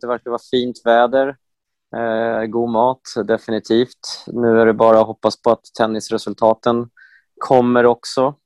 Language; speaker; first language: Swedish; native; Swedish